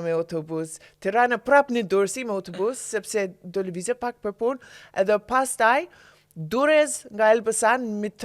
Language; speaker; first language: Albanian; non-native, learner; English